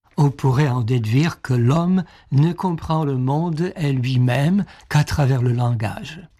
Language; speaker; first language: French; non-native, fluent; Czech